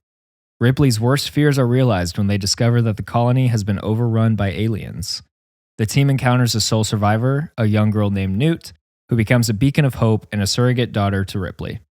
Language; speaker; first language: English; native; English